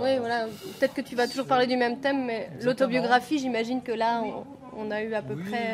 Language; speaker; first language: French; native; French